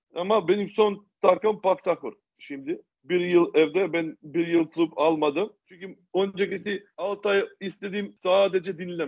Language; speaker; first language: Turkish; non-native, learner; Macedonian